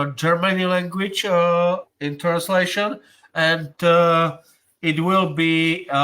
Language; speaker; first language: English; non-native, learner; Slovak